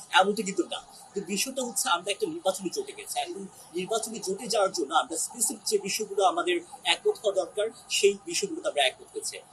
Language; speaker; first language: Bangla; non-native, local second language; Chakma